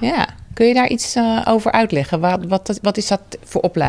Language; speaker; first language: Dutch; native; Dutch